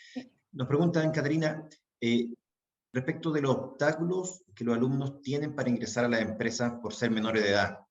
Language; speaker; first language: Spanish; native; Spanish